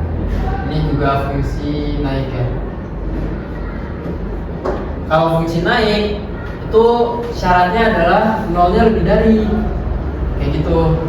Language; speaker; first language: Indonesian; native; Indonesian